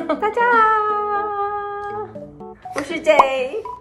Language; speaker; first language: Chinese; non-native, fluent; Korean